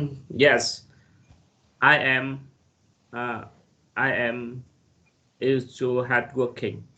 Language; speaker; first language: English; non-native, learner; Vietnamese